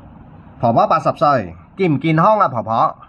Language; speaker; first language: Cantonese; native; Cantonese